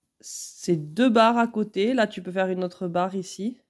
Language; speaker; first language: French; native; French